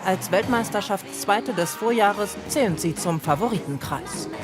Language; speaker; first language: German; native; German